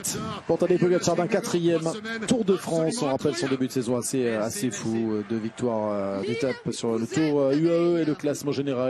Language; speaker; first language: French; native; French